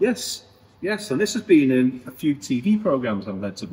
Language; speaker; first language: English; native; English